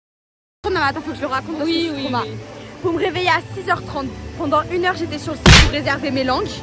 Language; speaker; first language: French; native; French